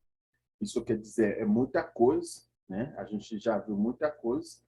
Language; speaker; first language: Portuguese; non-native, fluent; Haitian Creole